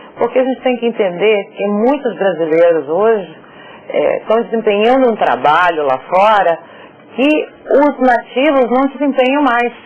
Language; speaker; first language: Portuguese; native; Portuguese